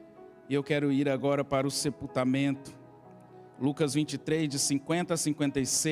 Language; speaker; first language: Portuguese; native; Portuguese